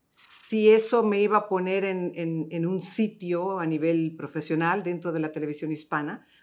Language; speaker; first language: Spanish; native; Spanish